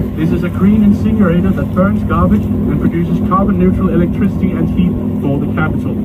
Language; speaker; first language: English; non-native, fluent; Danish